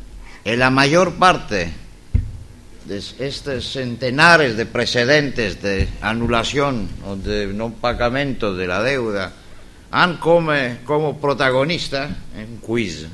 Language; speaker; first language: Spanish; non-native, fluent; Greek